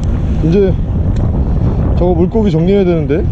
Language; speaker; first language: Korean; native; Korean